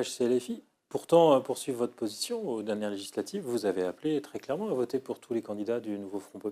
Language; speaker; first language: French; native; French